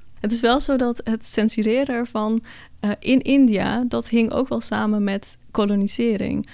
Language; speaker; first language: Dutch; early bilingual, other home language; Persian